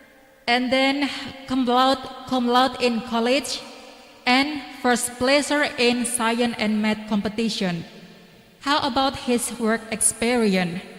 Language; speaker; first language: English; non-native, learner; Indonesian